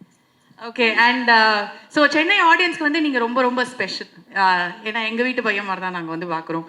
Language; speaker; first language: Tamil; native; Tamil